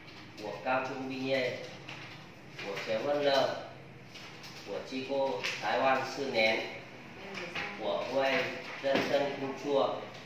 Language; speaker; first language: Chinese; non-native, learner; Vietnamese